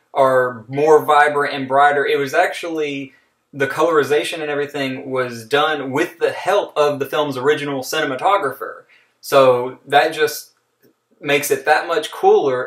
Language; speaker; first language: English; native; English